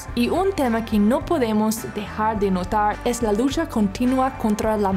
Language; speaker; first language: Spanish; non-native, fluent; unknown